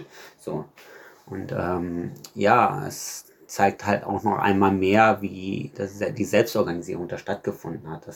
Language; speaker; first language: German; native; German